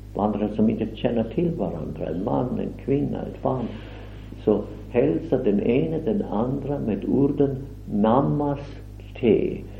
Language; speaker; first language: Swedish; non-native, fluent; German